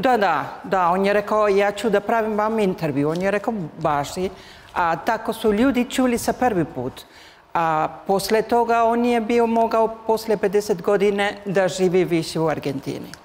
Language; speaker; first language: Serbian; early bilingual, heritage; Spanish